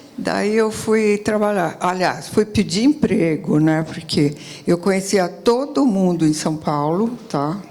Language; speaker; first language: Portuguese; early bilingual, other home language; Italian